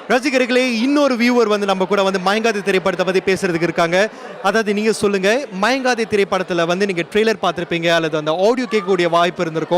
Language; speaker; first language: Tamil; native; Tamil